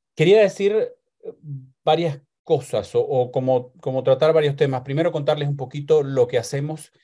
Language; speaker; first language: Spanish; native; Spanish